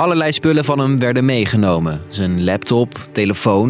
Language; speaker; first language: Dutch; native; Dutch